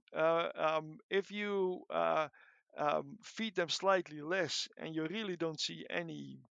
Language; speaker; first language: English; non-native, fluent; Dutch